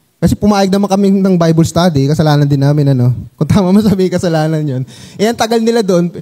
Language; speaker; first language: Filipino; non-native, local second language; Cebuano